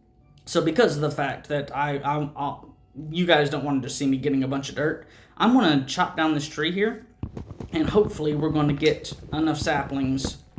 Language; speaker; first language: English; native; English